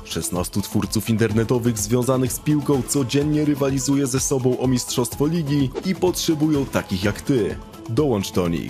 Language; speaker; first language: Polish; native; Polish